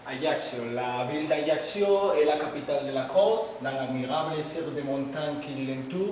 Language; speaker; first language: French; non-native, learner; Spanish